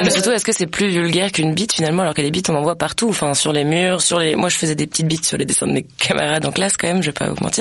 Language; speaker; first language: French; native; French